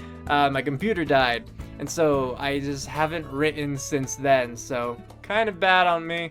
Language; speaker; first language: English; native; English